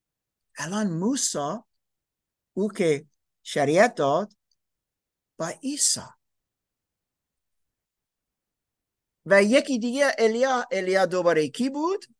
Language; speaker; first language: Persian; non-native, fluent; English